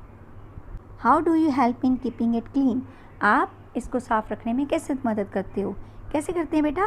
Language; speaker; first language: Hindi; native; Hindi